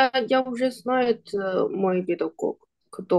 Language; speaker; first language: Russian; non-native, learner; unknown